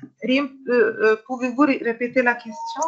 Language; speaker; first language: French; non-native, fluent; Arabic